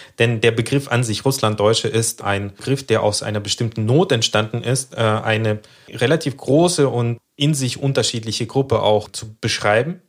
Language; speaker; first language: German; early bilingual, other home language; Russian